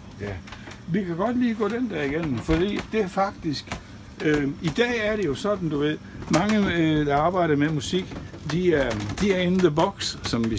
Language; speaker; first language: Danish; native; Danish